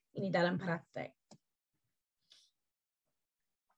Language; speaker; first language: Indonesian; non-native, learner; English